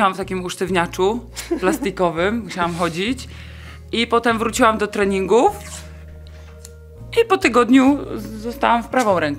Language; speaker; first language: Polish; native; Polish